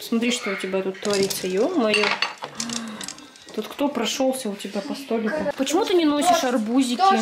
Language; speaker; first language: Russian; native; Russian